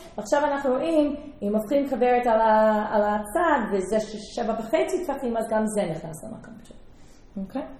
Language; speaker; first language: Hebrew; non-native, fluent; English